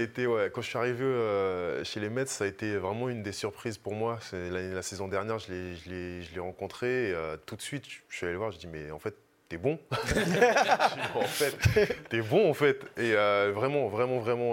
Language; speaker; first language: French; native; French